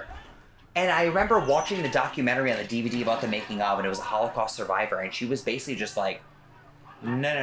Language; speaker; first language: English; native; English